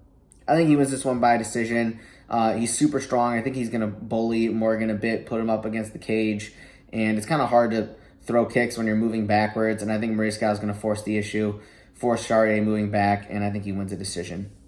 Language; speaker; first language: English; native; English